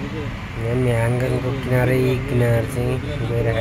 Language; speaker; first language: Korean; non-native, learner; Nepali